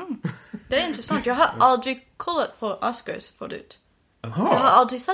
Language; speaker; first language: Swedish; non-native, learner; English